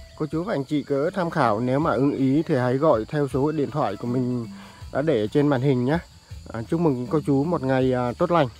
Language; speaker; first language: Vietnamese; native; Vietnamese